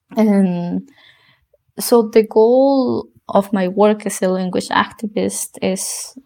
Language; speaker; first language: English; non-native, fluent; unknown